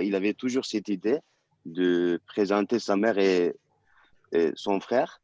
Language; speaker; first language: French; non-native, learner; Turkish